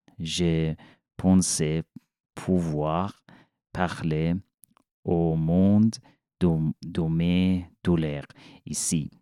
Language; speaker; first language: French; non-native, learner; Persian